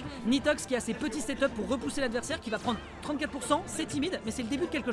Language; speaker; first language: French; native; French